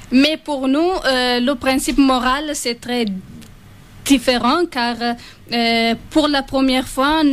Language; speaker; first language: French; non-native, fluent; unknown